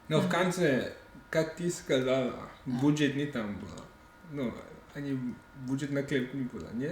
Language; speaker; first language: Russian; non-native, learner; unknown